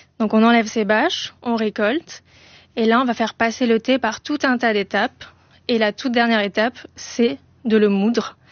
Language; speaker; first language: French; native; French